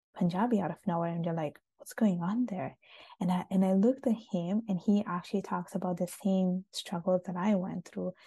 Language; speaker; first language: English; non-native, fluent; Italian